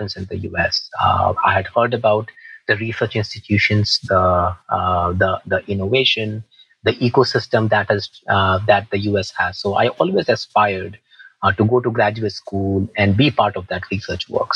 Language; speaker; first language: English; non-native, local second language; Hindi